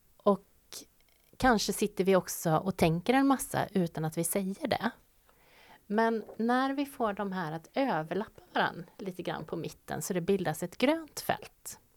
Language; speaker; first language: Swedish; native; Swedish